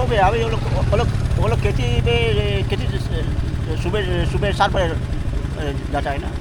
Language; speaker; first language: Hindi; non-native, local second language; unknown